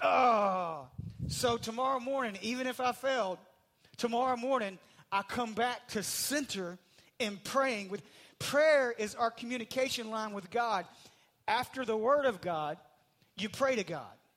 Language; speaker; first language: English; native; English